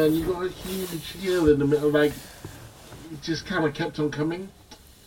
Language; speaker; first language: English; native; English